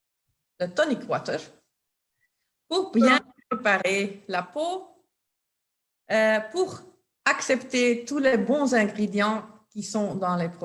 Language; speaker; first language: French; non-native, local second language; Dutch